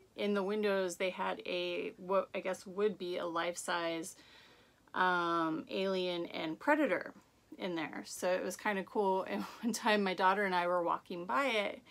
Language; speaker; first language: English; native; English